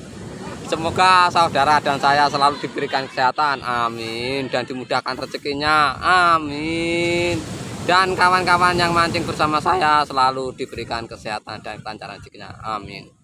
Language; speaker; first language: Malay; non-native, local second language; Javanese